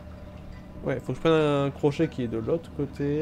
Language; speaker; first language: French; native; French